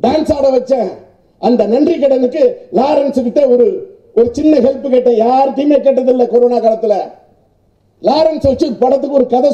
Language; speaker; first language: Tamil; native; Tamil